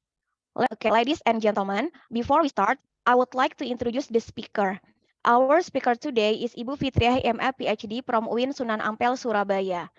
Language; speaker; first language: English; non-native, fluent; Indonesian